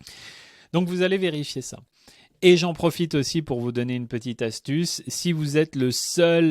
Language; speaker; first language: French; native; French